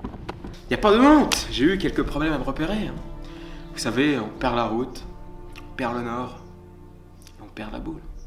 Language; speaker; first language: French; native; French